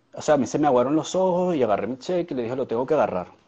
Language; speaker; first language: Spanish; native; Spanish